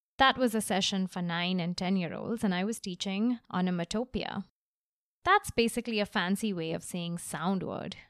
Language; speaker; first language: English; non-native, local second language; Hindi